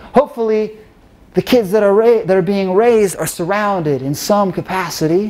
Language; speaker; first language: English; native; English